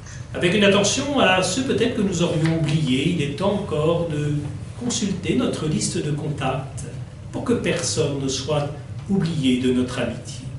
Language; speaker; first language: French; native; French